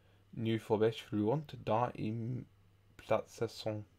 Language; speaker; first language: Romanian; non-native, learner; English